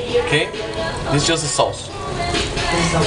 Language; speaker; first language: English; non-native, learner; Spanish